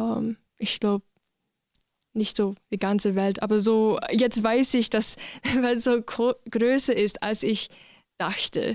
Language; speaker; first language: German; non-native, learner; English